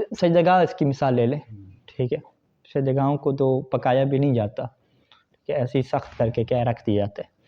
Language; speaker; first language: Urdu; non-native, local second language; Punjabi